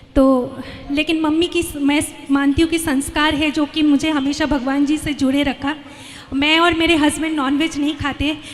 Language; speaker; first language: Hindi; non-native, local second language; Bangla